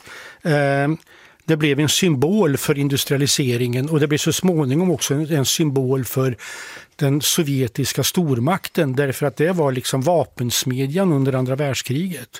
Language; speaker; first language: Swedish; native; Swedish